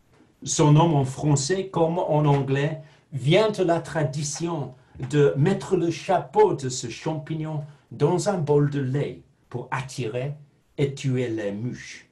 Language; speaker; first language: French; non-native, fluent; English